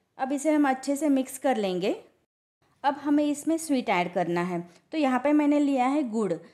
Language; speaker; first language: Hindi; non-native, local second language; Marathi